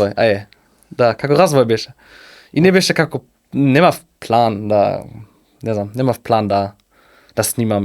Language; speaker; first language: Macedonian; non-native, learner; German